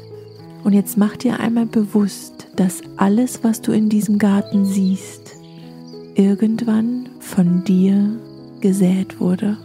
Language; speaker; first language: German; native; German